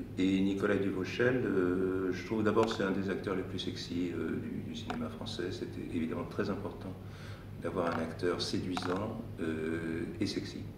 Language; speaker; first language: French; native; French